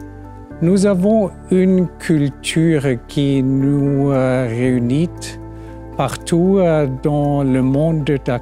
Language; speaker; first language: French; non-native, fluent; German